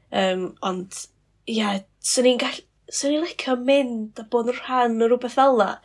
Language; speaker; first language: Welsh; non-native, local second language; English